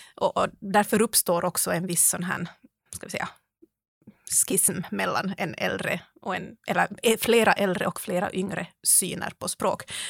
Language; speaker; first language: Swedish; native; Swedish